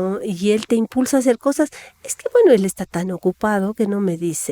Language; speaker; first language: Spanish; native; Spanish